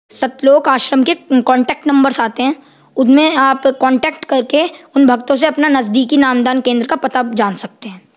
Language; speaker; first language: Hindi; native; Hindi